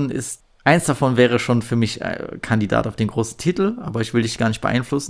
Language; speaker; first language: German; native; German